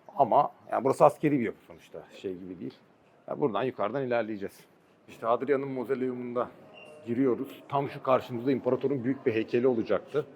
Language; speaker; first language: Turkish; native; Turkish